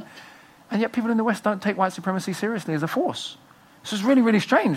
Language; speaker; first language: English; native; English